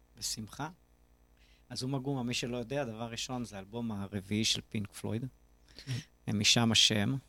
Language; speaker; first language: Hebrew; native; Hebrew